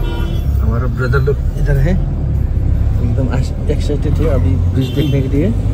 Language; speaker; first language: Hindi; non-native, local second language; Nepali